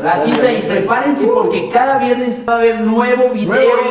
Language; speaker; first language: Spanish; native; Spanish